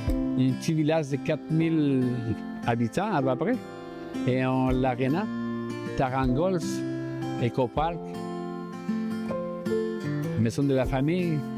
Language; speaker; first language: French; non-native, fluent; Spanish